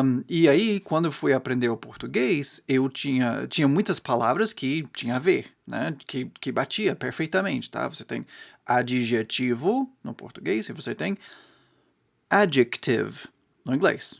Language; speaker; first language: Portuguese; non-native, fluent; English